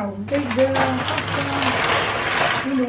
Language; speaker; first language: English; non-native, learner; Italian